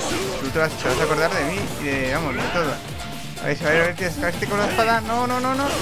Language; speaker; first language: Spanish; native; Spanish